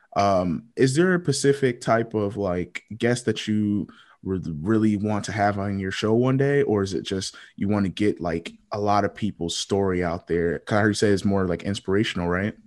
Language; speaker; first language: English; native; English